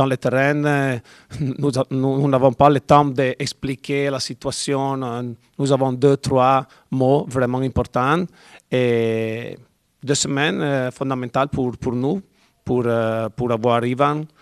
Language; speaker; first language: French; non-native, learner; Italian